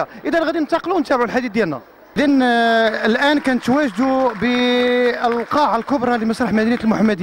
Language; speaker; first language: Arabic; native; Arabic